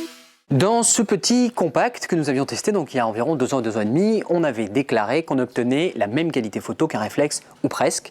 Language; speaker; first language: French; native; French